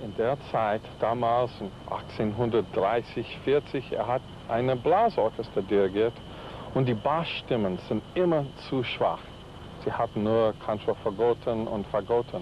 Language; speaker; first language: German; non-native, fluent; English